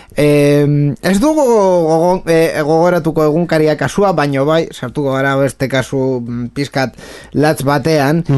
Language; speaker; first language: Basque; non-native, local second language; Spanish